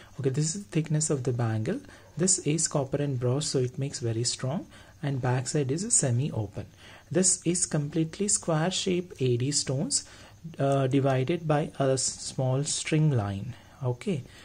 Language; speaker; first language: English; non-native, local second language; Telugu